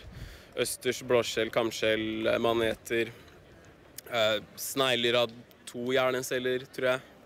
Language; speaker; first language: Norwegian; native; Norwegian